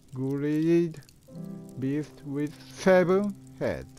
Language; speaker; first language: English; non-native, learner; Japanese